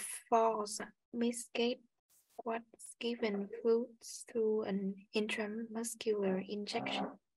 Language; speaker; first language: English; non-native, learner; Vietnamese